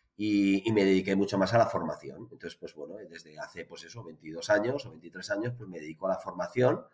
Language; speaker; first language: Spanish; native; Spanish